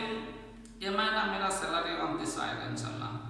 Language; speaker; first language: Hindi; non-native, learner; Bangla